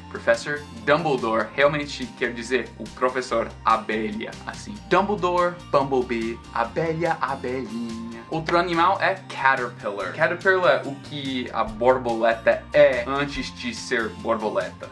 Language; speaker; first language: Portuguese; non-native, fluent; English